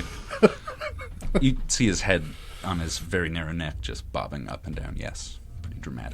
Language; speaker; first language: English; native; English